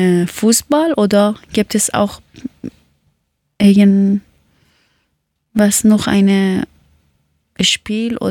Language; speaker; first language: German; non-native, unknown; Persian